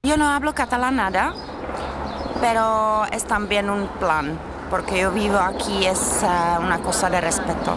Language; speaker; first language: Spanish; non-native, learner; Czech